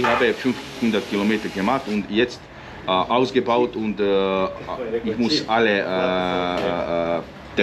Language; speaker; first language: German; non-native, learner; Croatian